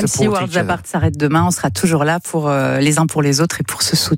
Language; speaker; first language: French; native; French